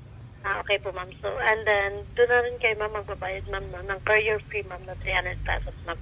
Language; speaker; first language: Filipino; native; Filipino